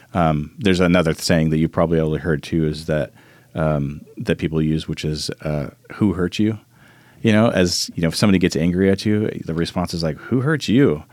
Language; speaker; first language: English; native; English